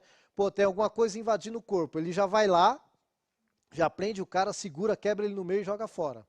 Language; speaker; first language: Portuguese; native; Portuguese